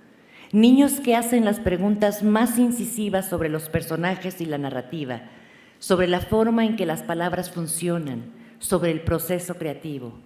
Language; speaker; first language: Spanish; native; Spanish